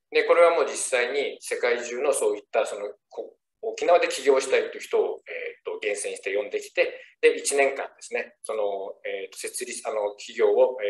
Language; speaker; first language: Japanese; native; Japanese